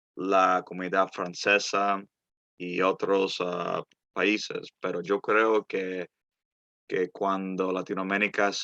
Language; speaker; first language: Spanish; early bilingual, heritage; Spanish